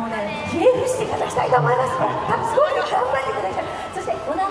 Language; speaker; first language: Japanese; native; Japanese